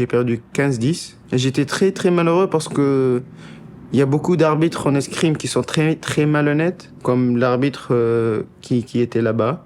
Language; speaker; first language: French; non-native, local second language; Arabic